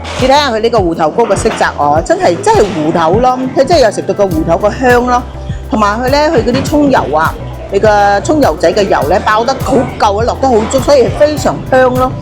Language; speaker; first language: Cantonese; native; Cantonese